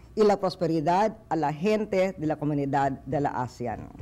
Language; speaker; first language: Spanish; non-native, fluent; Filipino